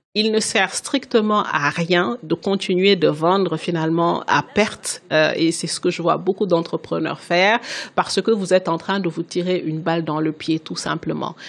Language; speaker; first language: French; non-native, local second language; Wolof